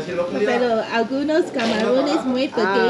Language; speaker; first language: Spanish; non-native, learner; English